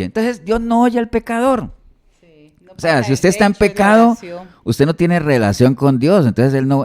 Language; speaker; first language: Spanish; native; Spanish